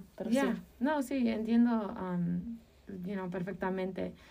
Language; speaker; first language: Spanish; early bilingual, heritage; Spanish